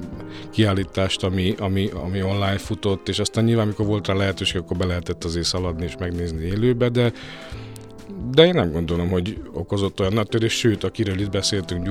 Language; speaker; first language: Hungarian; native; Hungarian